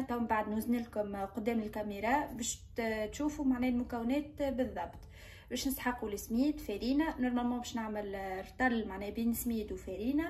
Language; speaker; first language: Arabic; native; Arabic